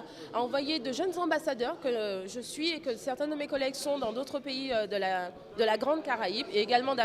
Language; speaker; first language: French; native; French